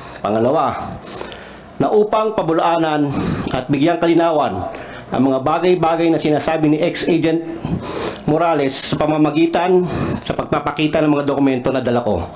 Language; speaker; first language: Filipino; non-native, local second language; Cebuano